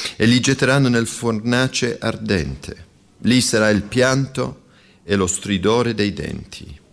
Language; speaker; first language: Italian; non-native, fluent; English